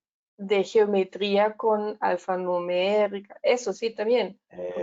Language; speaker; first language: Spanish; non-native, learner; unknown